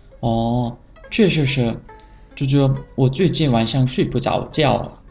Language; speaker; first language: Chinese; non-native, fluent; Korean